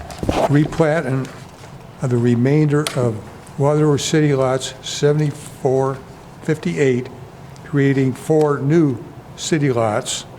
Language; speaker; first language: English; native; English